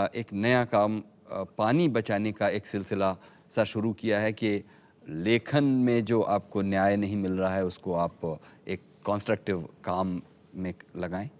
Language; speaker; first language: Hindi; native; Hindi